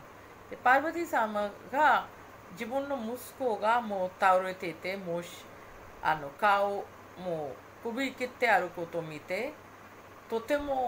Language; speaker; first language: Japanese; non-native, fluent; Hindi